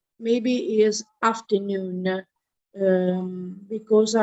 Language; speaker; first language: English; non-native, learner; Italian